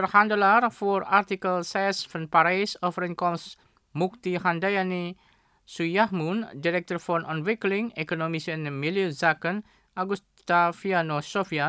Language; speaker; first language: Dutch; non-native, fluent; Indonesian